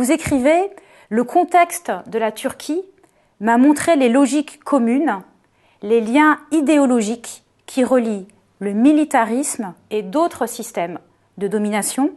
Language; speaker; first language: French; native; French